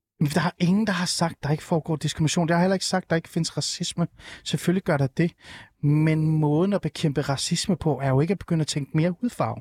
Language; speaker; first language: Danish; early bilingual, other home language; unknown